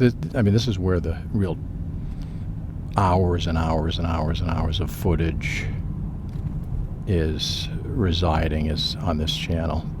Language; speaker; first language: English; native; English